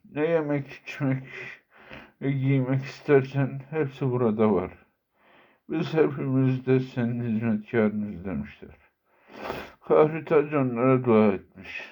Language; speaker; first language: Turkish; native; Turkish